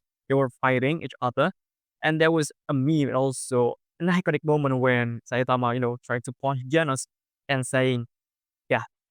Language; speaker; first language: English; non-native, fluent; Indonesian